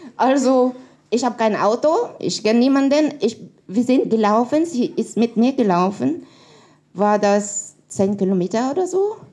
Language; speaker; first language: German; non-native, learner; Filipino